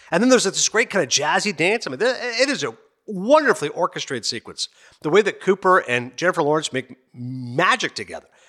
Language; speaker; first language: English; native; English